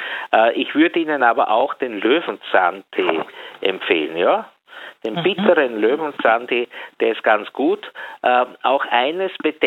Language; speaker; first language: German; native; German